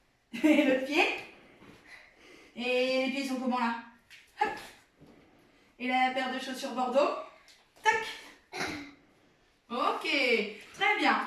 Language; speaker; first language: French; native; French